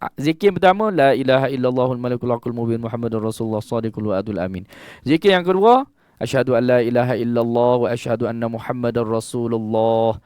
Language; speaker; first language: Malay; native; Malay